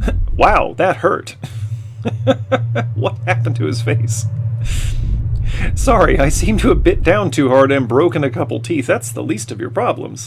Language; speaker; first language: English; native; English